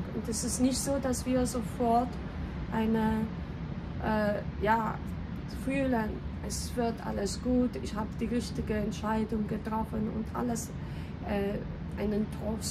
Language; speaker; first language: German; non-native, fluent; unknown